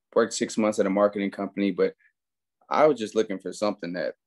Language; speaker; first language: English; native; English